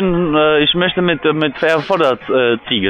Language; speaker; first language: German; native; German